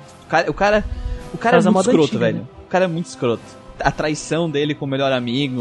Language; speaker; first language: Portuguese; native; Portuguese